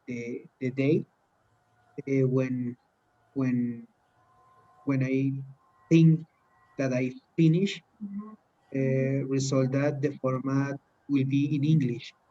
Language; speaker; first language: English; non-native, learner; Spanish